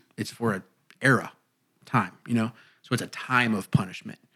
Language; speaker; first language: English; native; English